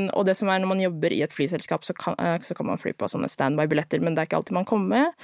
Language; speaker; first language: Norwegian; early bilingual, other home language; Filipino